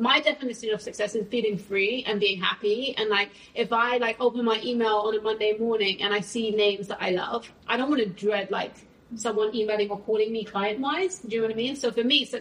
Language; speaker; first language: English; native; English